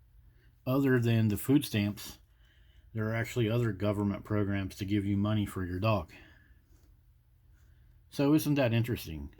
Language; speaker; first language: English; native; English